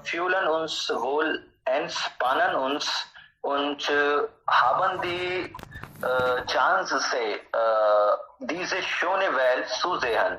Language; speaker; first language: German; non-native, learner; Hindi